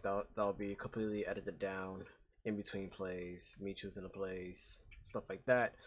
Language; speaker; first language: English; native; English